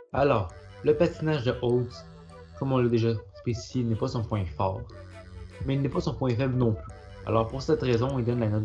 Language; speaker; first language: French; native; French